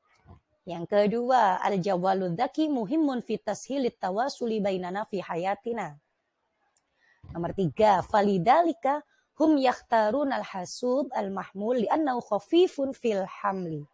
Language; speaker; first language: Arabic; non-native, fluent; Indonesian